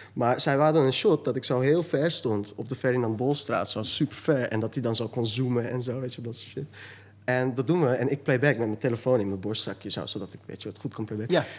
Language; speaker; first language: Dutch; early bilingual, other home language; Turkish